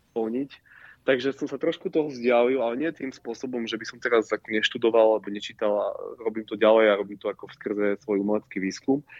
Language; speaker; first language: Slovak; native; Slovak